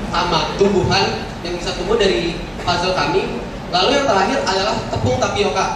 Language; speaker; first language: Indonesian; native; Indonesian